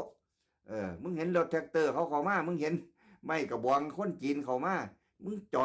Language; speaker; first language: Thai; non-native, local second language; Lao